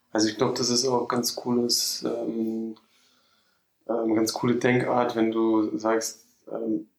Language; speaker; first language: German; native; German